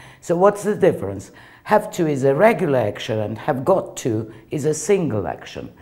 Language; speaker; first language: English; non-native, fluent; Georgian